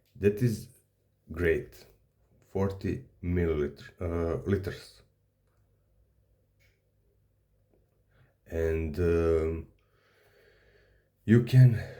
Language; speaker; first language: English; non-native, learner; Serbian